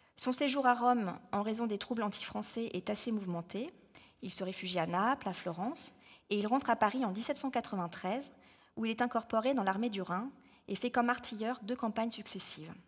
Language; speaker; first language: French; native; French